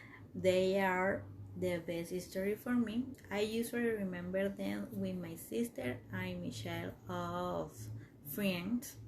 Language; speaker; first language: English; non-native, learner; Spanish